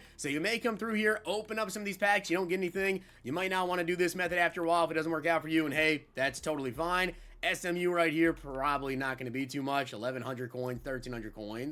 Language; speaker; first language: English; native; English